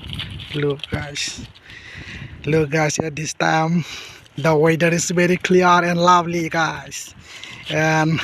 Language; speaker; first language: English; non-native, local second language; Assamese